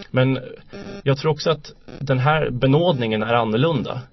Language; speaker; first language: Swedish; native; Swedish